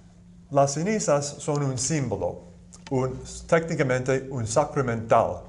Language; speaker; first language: Spanish; non-native, fluent; English